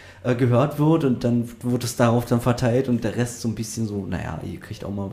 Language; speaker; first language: German; native; German